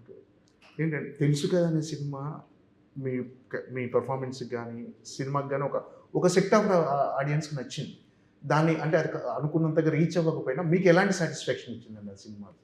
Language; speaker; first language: Telugu; native; Telugu